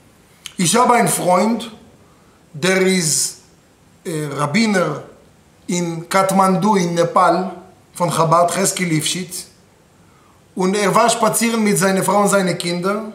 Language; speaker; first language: German; non-native, fluent; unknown